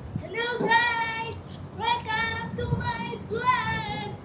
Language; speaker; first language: English; non-native, local second language; Filipino